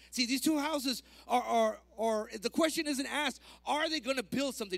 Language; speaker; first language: English; early bilingual, other home language; Spanish